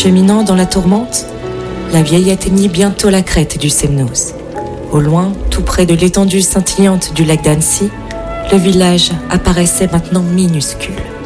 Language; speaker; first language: French; native; French